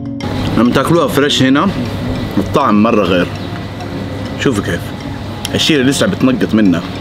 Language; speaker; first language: Arabic; native; Arabic